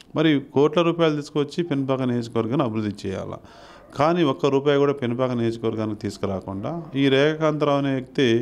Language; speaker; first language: Telugu; native; Telugu